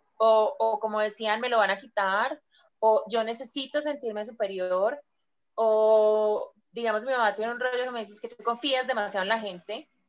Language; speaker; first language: Spanish; native; Spanish